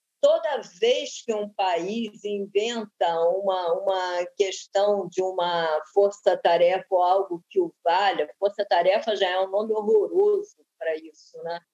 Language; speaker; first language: Portuguese; native; Portuguese